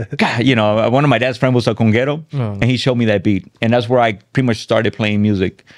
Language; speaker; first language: English; native; English